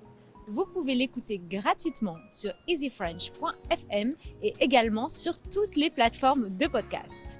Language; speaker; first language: French; native; French